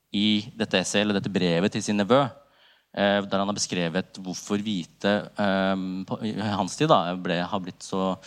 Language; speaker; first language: Norwegian; early bilingual, other home language; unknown